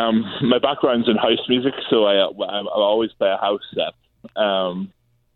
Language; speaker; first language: English; native; English